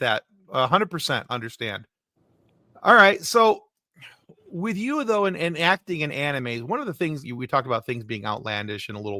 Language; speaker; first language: English; native; English